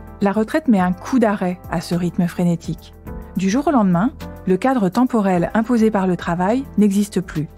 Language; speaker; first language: French; native; French